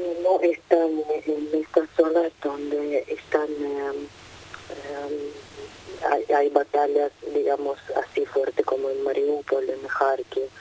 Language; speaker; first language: Spanish; non-native, fluent; Ukrainian